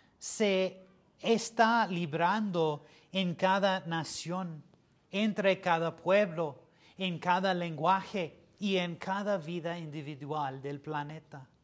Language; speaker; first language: Spanish; non-native, fluent; English